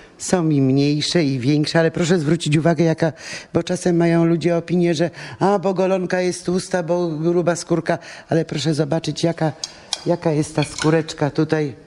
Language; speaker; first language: Polish; native; Polish